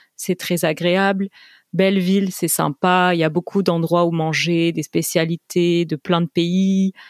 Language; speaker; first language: French; native; French